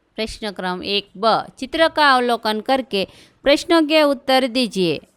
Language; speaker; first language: Hindi; non-native, local second language; Gujarati